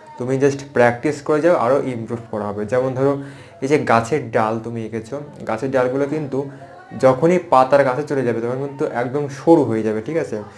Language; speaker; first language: Bangla; native; Bangla